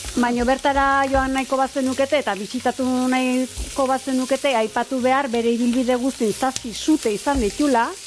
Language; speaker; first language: Basque; native; Basque